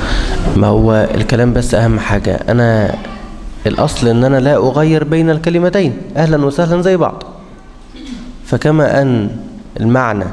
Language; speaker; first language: Arabic; native; Arabic